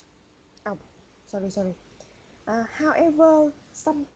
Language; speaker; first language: English; non-native, learner; Vietnamese